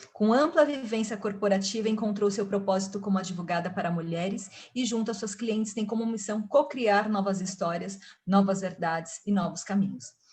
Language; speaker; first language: Portuguese; native; Portuguese